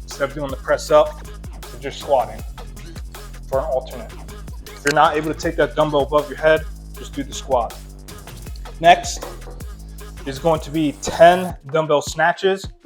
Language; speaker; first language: English; native; English